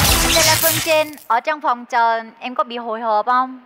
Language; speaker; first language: Vietnamese; native; Vietnamese